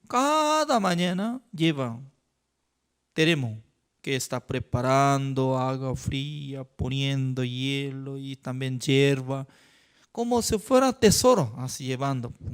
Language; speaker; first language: Spanish; non-native, fluent; Korean